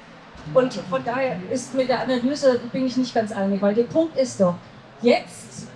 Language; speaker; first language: German; native; German